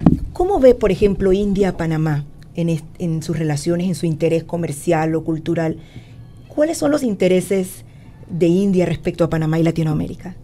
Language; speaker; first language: Spanish; native; Spanish